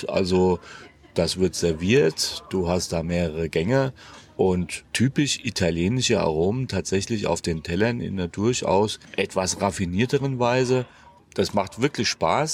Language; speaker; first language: German; native; German